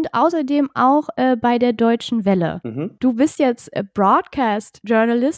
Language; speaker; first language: German; native; German